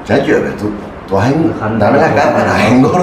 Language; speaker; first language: Spanish; native; Spanish